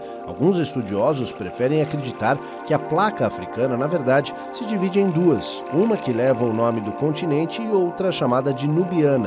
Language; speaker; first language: Portuguese; native; Portuguese